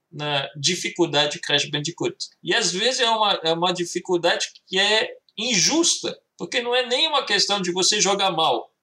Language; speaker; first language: Portuguese; early bilingual, heritage; Portuguese